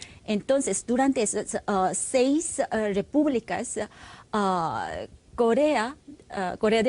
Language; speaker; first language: Spanish; non-native, fluent; Korean